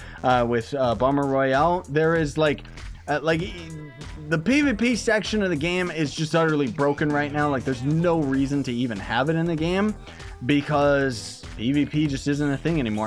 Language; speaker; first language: English; native; English